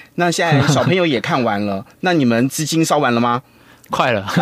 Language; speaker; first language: Chinese; native; Chinese